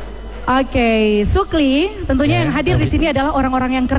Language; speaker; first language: Indonesian; native; Indonesian